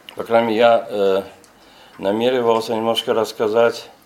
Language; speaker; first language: Russian; non-native, fluent; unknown